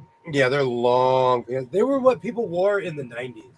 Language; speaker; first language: English; native; English